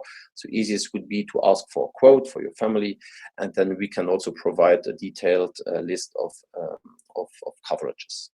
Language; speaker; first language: English; non-native, fluent; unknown